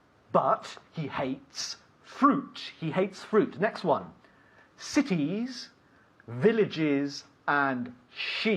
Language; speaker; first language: English; non-native, fluent; Spanish